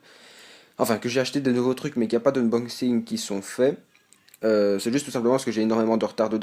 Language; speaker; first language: French; native; French